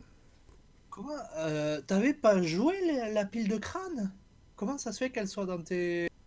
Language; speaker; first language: French; native; French